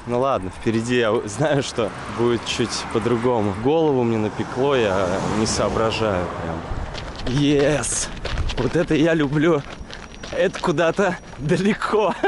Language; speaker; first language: Russian; native; Russian